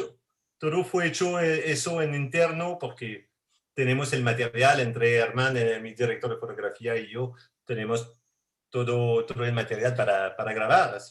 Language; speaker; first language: Spanish; non-native, fluent; French